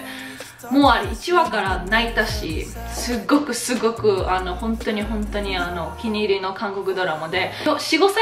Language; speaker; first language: Japanese; native; Japanese